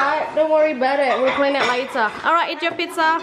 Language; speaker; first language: English; non-native, fluent; Indonesian